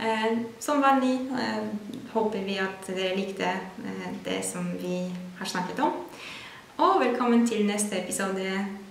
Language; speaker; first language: Norwegian; non-native, fluent; Polish